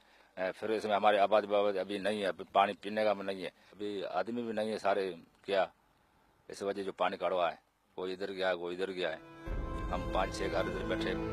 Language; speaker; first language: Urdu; non-native, local second language; Sindhi